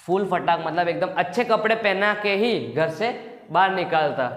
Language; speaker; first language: Hindi; non-native, local second language; Gujarati